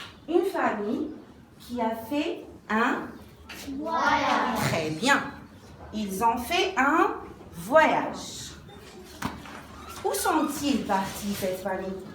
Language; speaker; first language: French; non-native, local second language; Arabic